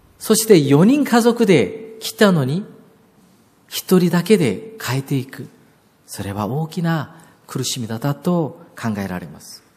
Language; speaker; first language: Japanese; non-native, fluent; Korean